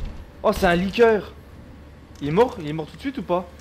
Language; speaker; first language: French; native; French